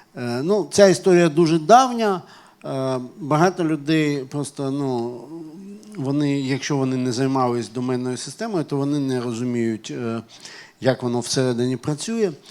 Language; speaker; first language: Ukrainian; non-native, local second language; Russian